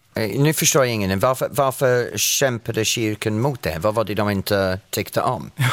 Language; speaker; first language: Swedish; non-native, fluent; English